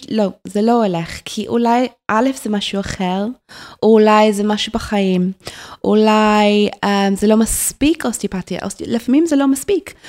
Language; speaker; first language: Hebrew; non-native, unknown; English